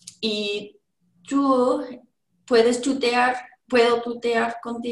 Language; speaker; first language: Spanish; non-native, learner; English